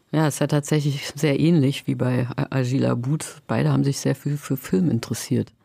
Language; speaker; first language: German; native; German